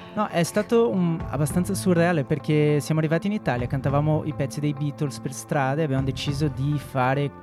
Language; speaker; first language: Italian; non-native, fluent; Portuguese